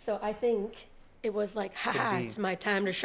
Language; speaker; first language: English; native; English